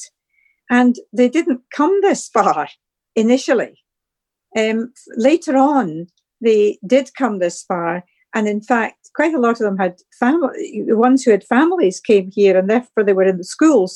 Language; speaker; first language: English; native; English